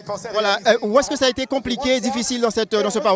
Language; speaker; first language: French; native; French